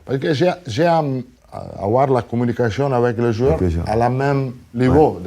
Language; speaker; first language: French; non-native, learner; Italian